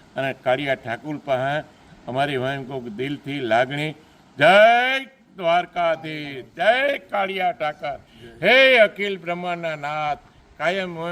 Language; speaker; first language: Gujarati; native; Gujarati